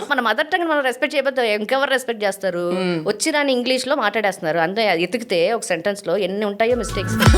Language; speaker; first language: Telugu; native; Telugu